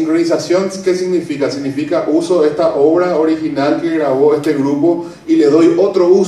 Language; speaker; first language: Spanish; native; Spanish